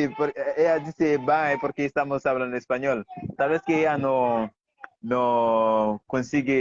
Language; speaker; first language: Spanish; non-native, fluent; Haitian Creole